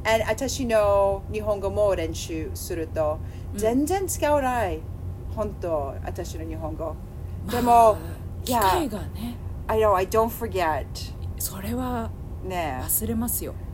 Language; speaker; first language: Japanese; non-native, learner; English